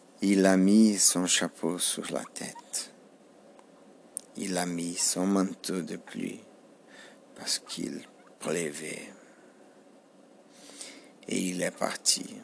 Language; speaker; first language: French; non-native, learner; Portuguese